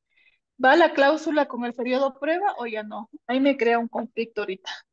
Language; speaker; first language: Spanish; native; Spanish